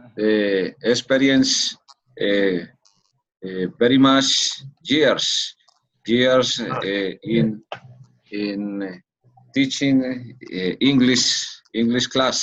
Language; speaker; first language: English; non-native, learner; Spanish